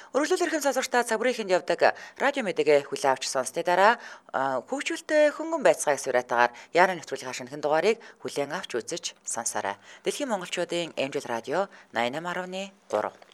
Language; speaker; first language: Mongolian; native; Mongolian